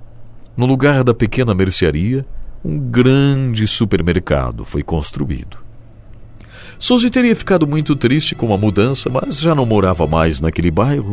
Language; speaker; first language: Portuguese; native; Portuguese